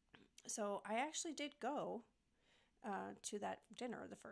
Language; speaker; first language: English; native; English